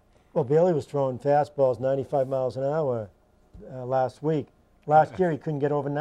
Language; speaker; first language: English; native; English